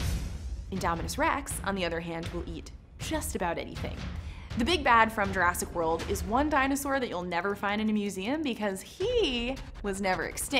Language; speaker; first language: English; native; English